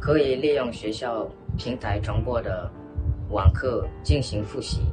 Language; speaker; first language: Chinese; non-native, fluent; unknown